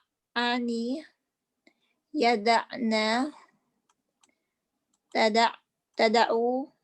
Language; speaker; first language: Arabic; non-native, learner; Filipino